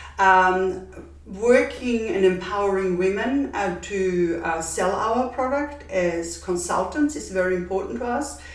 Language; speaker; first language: English; non-native, fluent; German